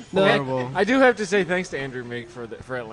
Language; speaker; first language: English; native; English